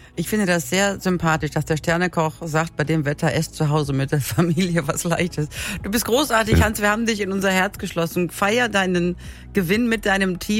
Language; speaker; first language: German; native; German